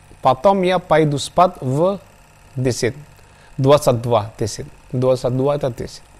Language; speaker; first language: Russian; non-native, learner; Javanese